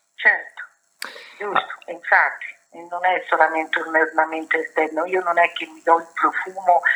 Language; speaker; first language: Italian; native; Italian